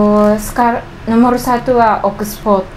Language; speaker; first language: Indonesian; non-native, learner; Japanese